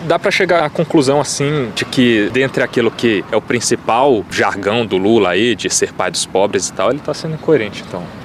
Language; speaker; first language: Portuguese; native; Portuguese